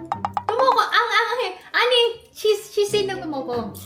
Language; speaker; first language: Korean; non-native, fluent; Filipino